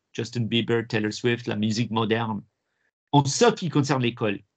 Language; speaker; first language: French; non-native, fluent; English